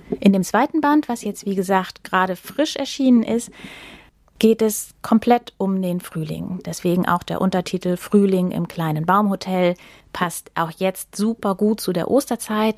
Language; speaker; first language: German; native; German